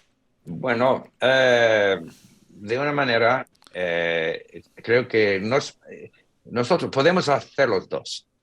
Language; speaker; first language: Spanish; non-native, fluent; English